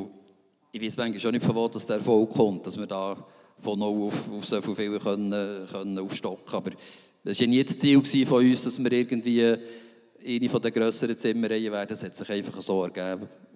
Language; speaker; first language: German; native; German